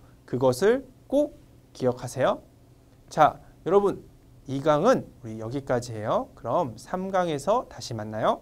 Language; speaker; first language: Korean; non-native, fluent; Vietnamese